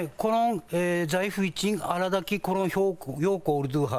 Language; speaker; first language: Turkish; non-native, fluent; Japanese